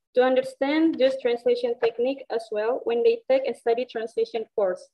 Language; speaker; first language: English; non-native, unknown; Indonesian